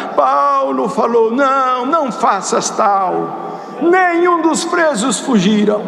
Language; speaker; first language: Portuguese; native; Portuguese